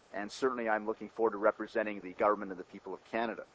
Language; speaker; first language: English; native; English